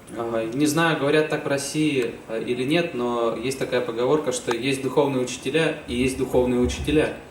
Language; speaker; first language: Russian; native; Russian